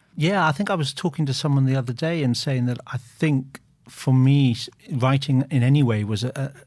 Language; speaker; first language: English; native; English